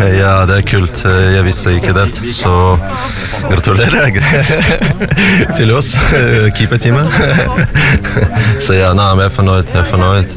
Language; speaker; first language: Norwegian; non-native, learner; Russian